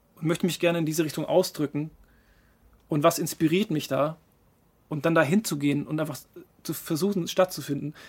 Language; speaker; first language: German; native; German